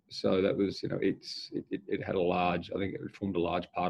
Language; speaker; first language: English; native; English